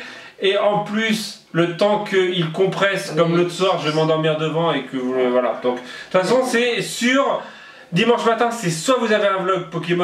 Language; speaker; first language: French; native; French